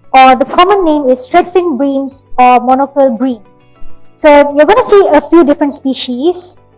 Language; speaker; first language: English; non-native, local second language; Malay